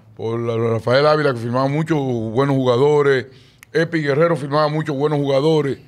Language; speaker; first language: Spanish; native; Spanish